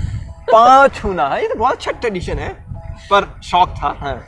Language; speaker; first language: Hindi; native; Hindi